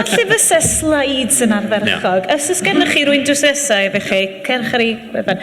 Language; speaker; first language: Welsh; native; Welsh